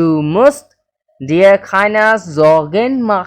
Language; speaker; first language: German; non-native, fluent; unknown